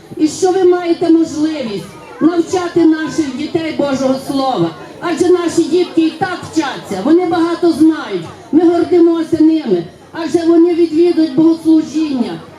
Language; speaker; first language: Ukrainian; native; Ukrainian